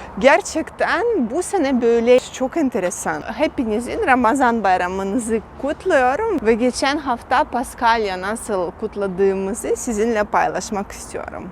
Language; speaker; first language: Turkish; non-native, fluent; Russian